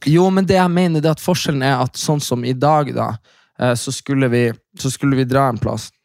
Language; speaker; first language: Norwegian; native; Norwegian